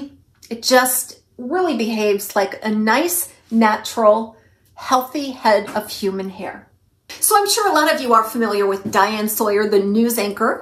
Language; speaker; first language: English; native; English